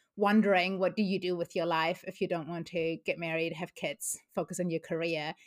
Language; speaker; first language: English; non-native, fluent; German